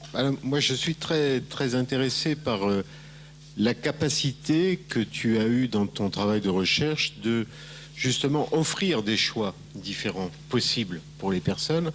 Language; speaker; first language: French; native; French